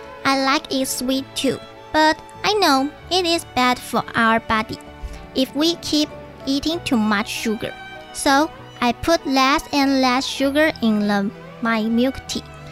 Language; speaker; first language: English; non-native, learner; Chinese